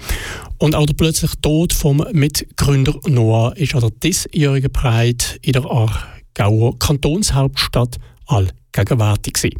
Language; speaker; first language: German; native; German